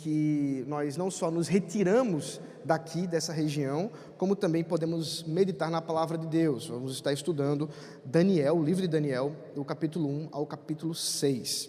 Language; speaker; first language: Portuguese; native; Portuguese